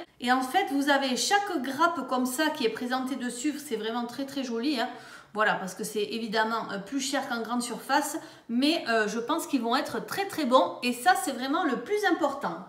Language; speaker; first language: French; native; French